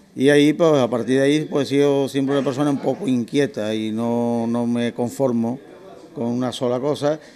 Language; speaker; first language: Spanish; native; Spanish